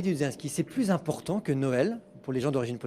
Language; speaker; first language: French; native; French